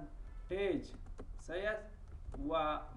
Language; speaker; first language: Persian; non-native, local second language; Pashto